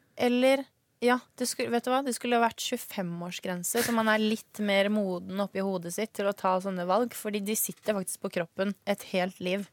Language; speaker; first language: Norwegian; early bilingual, other home language; Swedish